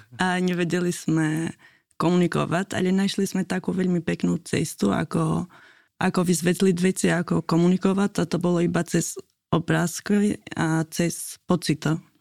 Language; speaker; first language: Slovak; non-native, fluent; Albanian